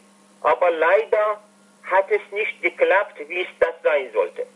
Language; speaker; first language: German; non-native, fluent; Persian